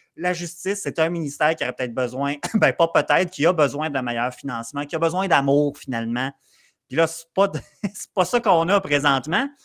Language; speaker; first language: French; native; French